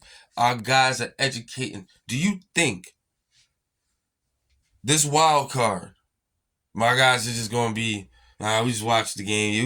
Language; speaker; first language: English; native; English